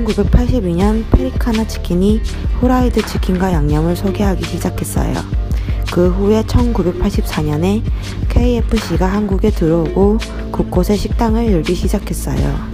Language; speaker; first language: Korean; non-native, learner; English